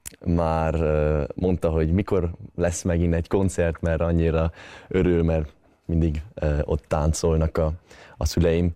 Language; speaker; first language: Hungarian; early bilingual, heritage; Hungarian